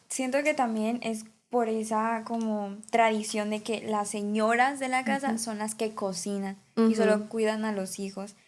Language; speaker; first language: Spanish; early bilingual, heritage; Spanish